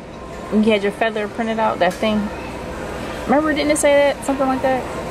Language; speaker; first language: English; native; English